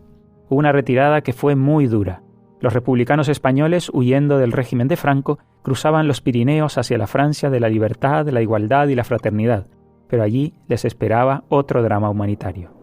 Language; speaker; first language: Spanish; native; Spanish